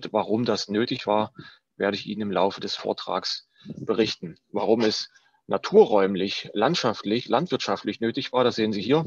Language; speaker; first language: German; native; German